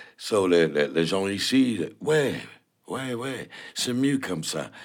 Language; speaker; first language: French; non-native, learner; English